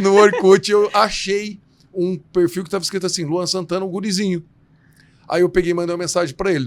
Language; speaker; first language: Portuguese; native; Portuguese